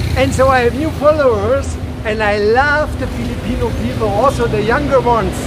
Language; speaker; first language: English; non-native, fluent; German